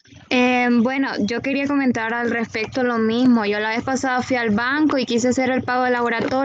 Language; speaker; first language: Spanish; native; Spanish